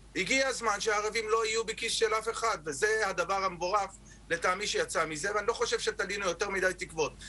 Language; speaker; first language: Hebrew; non-native, local second language; Arabic